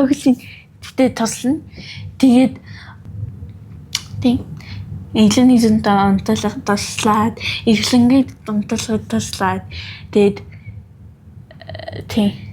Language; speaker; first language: Mongolian; early bilingual, heritage; Mongolian